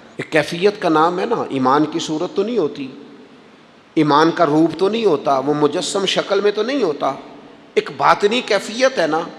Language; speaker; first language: Urdu; non-native, local second language; Punjabi